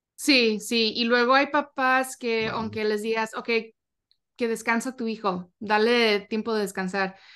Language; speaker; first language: Spanish; early bilingual, heritage; Spanish